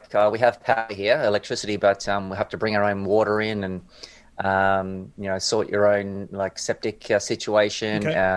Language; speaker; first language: English; native; English